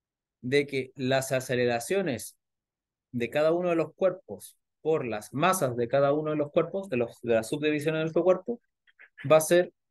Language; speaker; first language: Spanish; native; Spanish